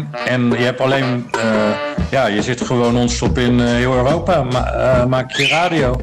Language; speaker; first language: Dutch; native; Dutch